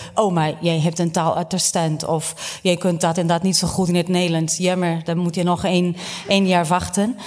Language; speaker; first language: Dutch; non-native, fluent; Portuguese